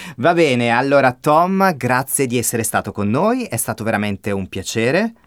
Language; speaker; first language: Italian; native; Italian